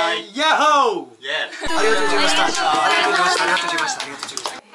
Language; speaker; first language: Japanese; non-native, fluent; Korean